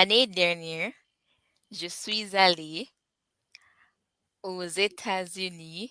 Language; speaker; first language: French; non-native, learner; English